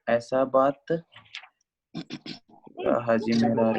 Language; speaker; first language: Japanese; non-native, learner; Hindi